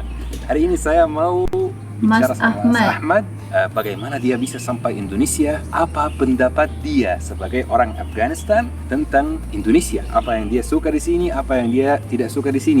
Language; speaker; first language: Indonesian; non-native, fluent; Arabic